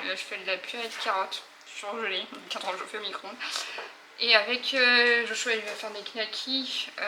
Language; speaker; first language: French; native; French